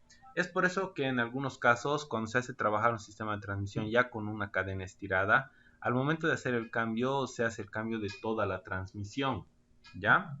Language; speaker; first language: Spanish; native; Spanish